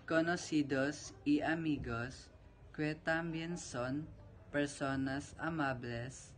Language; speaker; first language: Spanish; non-native, learner; Filipino